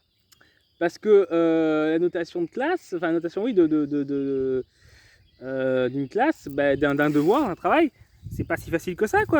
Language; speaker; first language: French; native; French